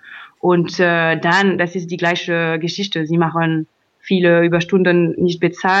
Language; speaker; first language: German; non-native, learner; French